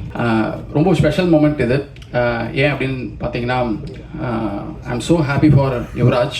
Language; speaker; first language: Tamil; native; Tamil